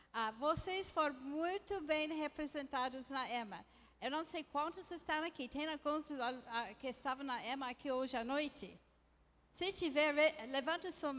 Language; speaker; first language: Portuguese; non-native, fluent; English